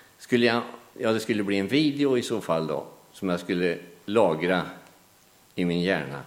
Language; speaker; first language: Swedish; native; Swedish